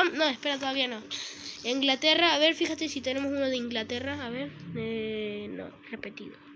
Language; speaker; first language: Spanish; native; Spanish